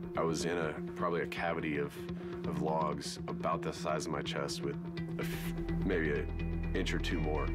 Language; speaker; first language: English; native; English